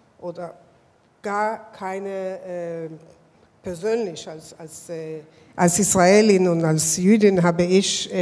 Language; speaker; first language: German; non-native, fluent; Hebrew